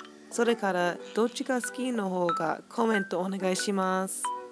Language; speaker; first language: Japanese; non-native, learner; English